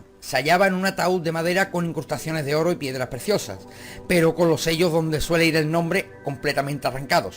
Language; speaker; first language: Spanish; native; Spanish